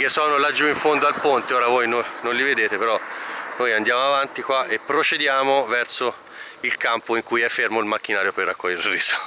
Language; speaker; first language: Italian; native; Italian